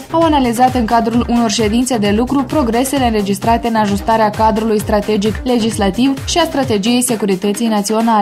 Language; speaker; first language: Romanian; native; Romanian